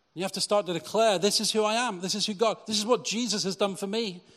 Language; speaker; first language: English; native; English